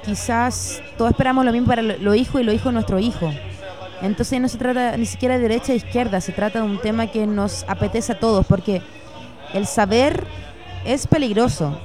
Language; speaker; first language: Spanish; early bilingual, heritage; Spanish